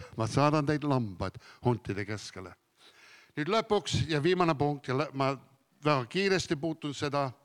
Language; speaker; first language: Estonian; non-native, fluent; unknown